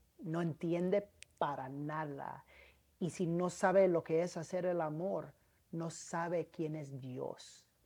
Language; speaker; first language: Spanish; early bilingual, heritage; Spanish